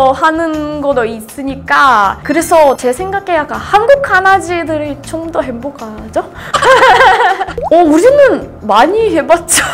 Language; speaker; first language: Korean; non-native, fluent; Russian